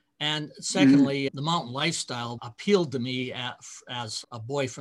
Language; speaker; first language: English; native; English